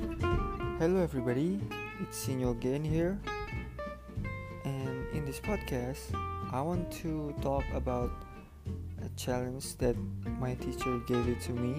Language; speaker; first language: English; non-native, learner; Indonesian